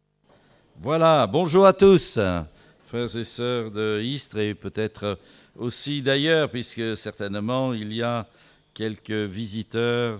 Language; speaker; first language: French; native; French